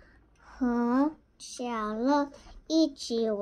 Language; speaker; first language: Chinese; non-native, learner; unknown